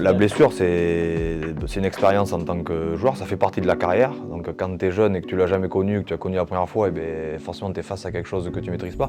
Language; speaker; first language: French; native; French